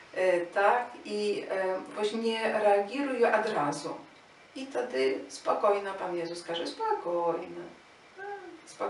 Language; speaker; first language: Polish; non-native, learner; Ukrainian